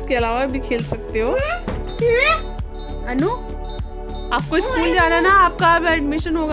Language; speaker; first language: Hindi; native; Hindi